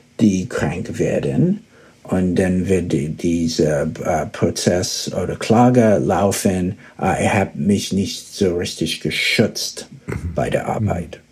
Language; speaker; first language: German; early bilingual, heritage; German